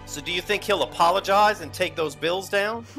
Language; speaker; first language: English; native; English